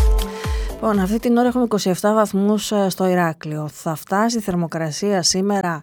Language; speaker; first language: Greek; native; Greek